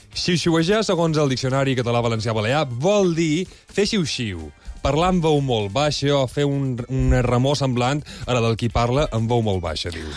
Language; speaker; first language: Catalan; native; Catalan